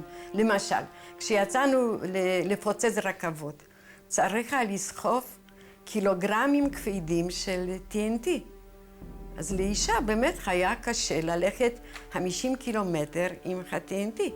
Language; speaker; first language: Hebrew; non-native, fluent; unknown